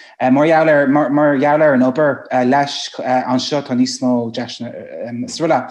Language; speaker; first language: Irish; non-native, local second language; English